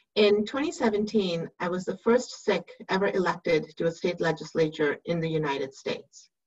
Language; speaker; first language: English; native; English